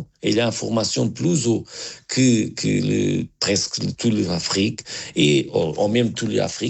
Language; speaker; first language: French; non-native, learner; Portuguese